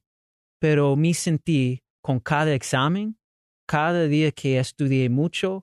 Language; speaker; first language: Spanish; non-native, learner; English